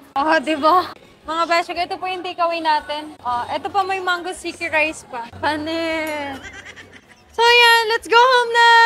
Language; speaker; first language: Filipino; native; Filipino